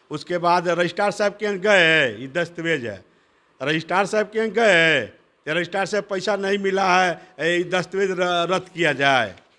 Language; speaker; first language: Hindi; native; Hindi